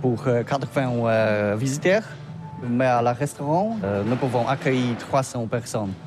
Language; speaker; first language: French; non-native, learner; Polish